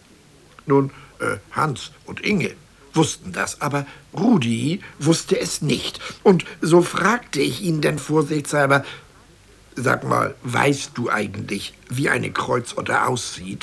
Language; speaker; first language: German; native; German